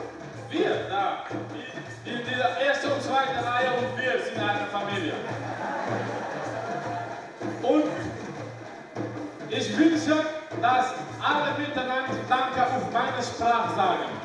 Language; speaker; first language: German; non-native, learner; Wolof